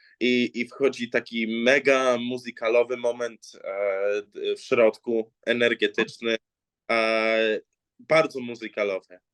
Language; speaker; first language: Polish; early bilingual, heritage; English